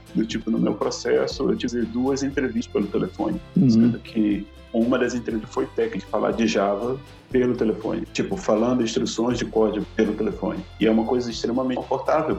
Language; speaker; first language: Portuguese; native; Portuguese